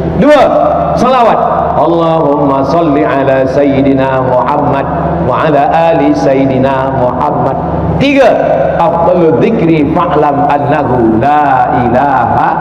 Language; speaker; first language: Malay; native; Malay